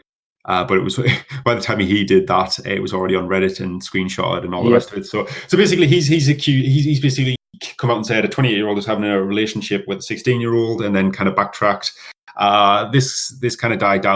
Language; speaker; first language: English; native; English